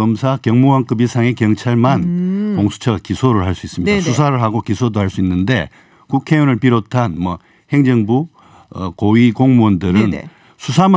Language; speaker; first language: Korean; native; Korean